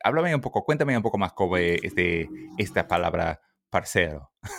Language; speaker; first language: Spanish; non-native, fluent; English